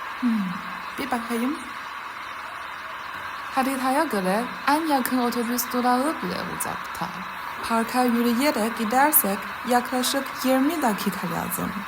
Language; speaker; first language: Turkish; non-native, fluent; Chinese